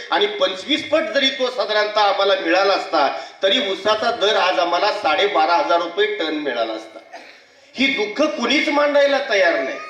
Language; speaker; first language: Marathi; native; Marathi